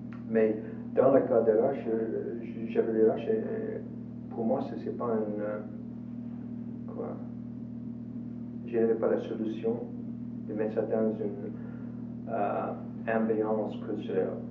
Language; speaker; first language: French; non-native, fluent; English